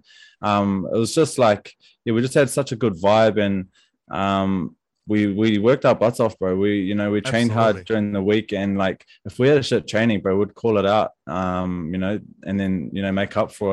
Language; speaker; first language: English; native; English